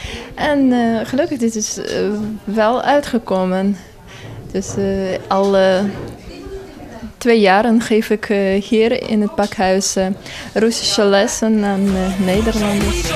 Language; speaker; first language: Dutch; non-native, fluent; Russian